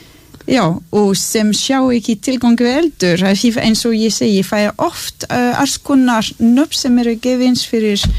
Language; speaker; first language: Icelandic; non-native, learner; French